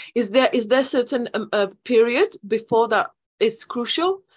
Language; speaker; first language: English; non-native, fluent; Czech